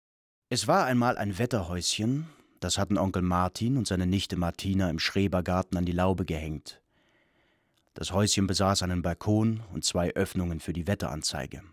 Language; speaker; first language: German; native; German